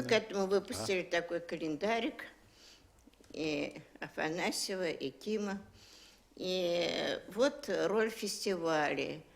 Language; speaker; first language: Russian; native; Russian